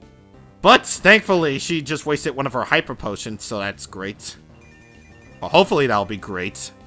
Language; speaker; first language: English; native; English